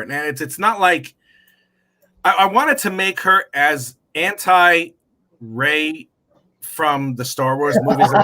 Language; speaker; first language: English; native; English